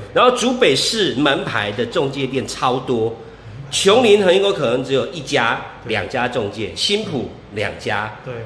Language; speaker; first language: Chinese; native; Chinese